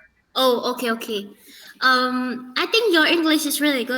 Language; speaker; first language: English; non-native, learner; Indonesian